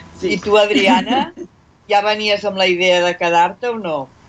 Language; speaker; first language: Catalan; native; Catalan